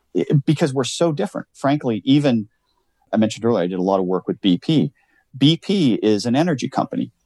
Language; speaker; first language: English; native; English